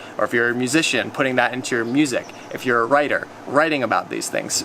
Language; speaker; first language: English; native; English